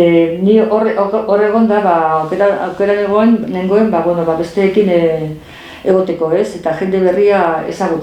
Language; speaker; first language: Basque; non-native, local second language; Spanish